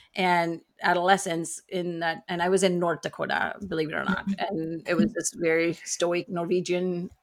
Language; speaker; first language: English; non-native, local second language; Gujarati